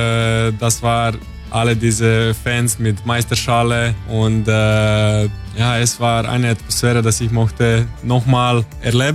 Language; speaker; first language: German; non-native, learner; Croatian